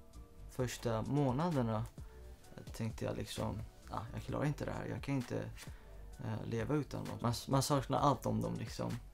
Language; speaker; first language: Swedish; non-native, fluent; Persian